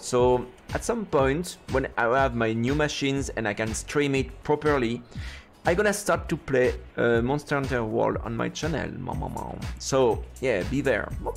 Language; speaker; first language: English; non-native, fluent; French